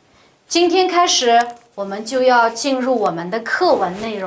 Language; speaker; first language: Chinese; non-native, local second language; Uyghur